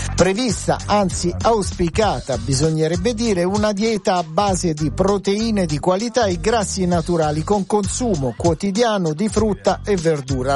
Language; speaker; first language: Italian; native; Italian